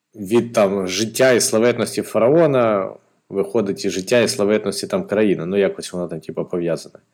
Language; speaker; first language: Ukrainian; non-native, local second language; Russian